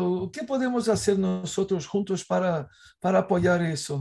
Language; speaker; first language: Spanish; non-native, fluent; Portuguese